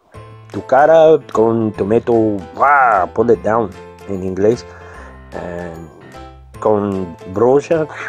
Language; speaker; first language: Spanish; non-native, learner; English